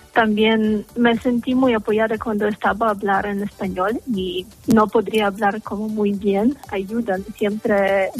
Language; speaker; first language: Spanish; non-native, learner; Ukrainian